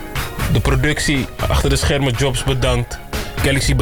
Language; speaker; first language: Dutch; native; Dutch